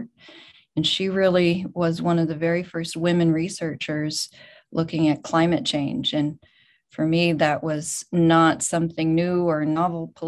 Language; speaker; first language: English; native; English